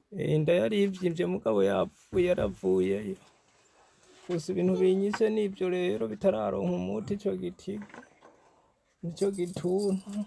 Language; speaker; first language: Rundi; native; Rundi